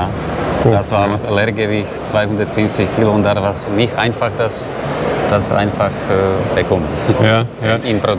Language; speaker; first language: German; non-native, learner; Slovak